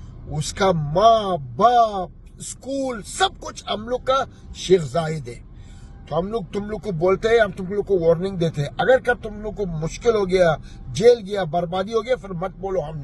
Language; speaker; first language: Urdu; non-native, learner; Arabic